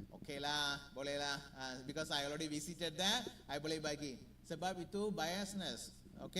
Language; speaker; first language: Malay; non-native, learner; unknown